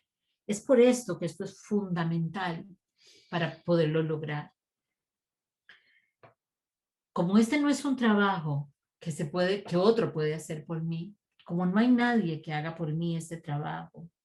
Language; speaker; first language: Spanish; native; Spanish